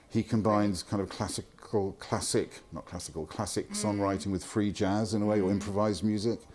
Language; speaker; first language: English; native; English